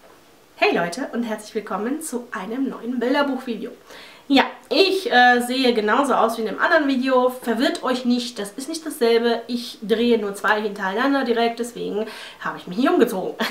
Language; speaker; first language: German; native; German